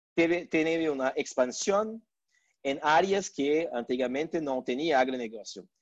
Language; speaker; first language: Spanish; non-native, learner; Portuguese